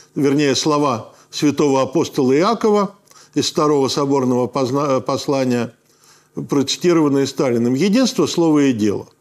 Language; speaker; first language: Russian; native; Russian